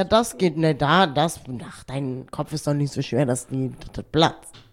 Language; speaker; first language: German; native; German